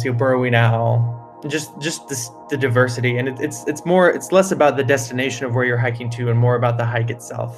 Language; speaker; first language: English; native; English